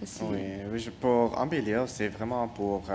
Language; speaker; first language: French; non-native, fluent; English